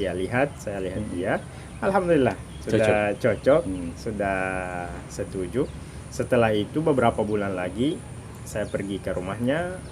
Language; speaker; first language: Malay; non-native, fluent; Arabic